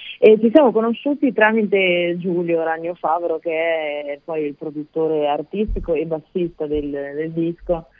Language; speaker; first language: Italian; native; Italian